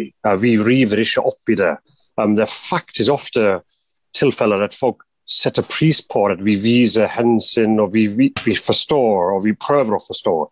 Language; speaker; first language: Norwegian; non-native, fluent; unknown